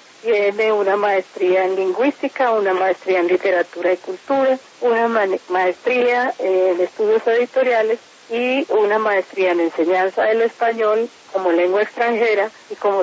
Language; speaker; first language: Spanish; native; Spanish